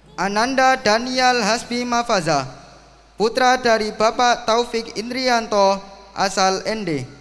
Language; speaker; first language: Indonesian; native; Indonesian